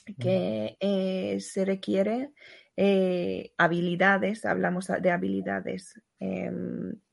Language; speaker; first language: Spanish; non-native, fluent; Hungarian